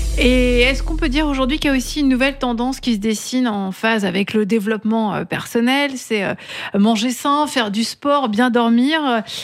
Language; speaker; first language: French; native; French